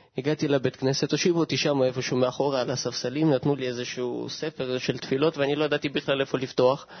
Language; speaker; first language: Hebrew; early bilingual, other home language; Russian